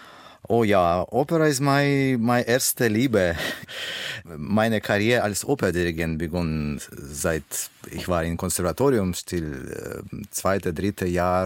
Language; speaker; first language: German; non-native, learner; Russian